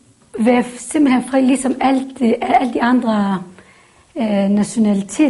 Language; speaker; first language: Danish; non-native, fluent; Kurdish